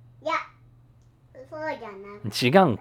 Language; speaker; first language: Japanese; early bilingual, heritage; Japanese